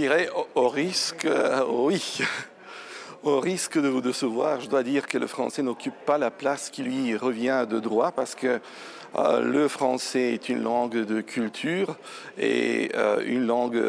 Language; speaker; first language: French; non-native, fluent; Bulgarian